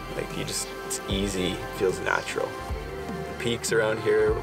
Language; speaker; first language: English; non-native, fluent; Spanish